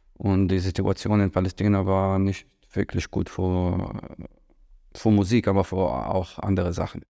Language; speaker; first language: German; non-native, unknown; Arabic